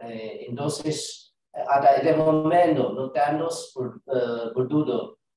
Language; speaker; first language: Spanish; non-native, learner; Chinese